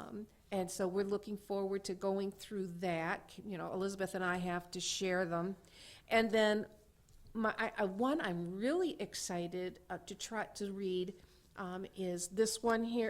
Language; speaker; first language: English; native; English